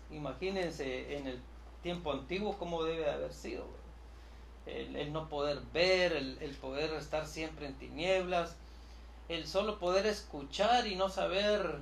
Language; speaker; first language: Spanish; native; Spanish